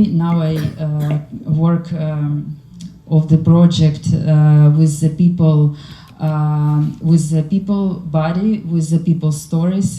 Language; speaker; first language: English; non-native, learner; Ukrainian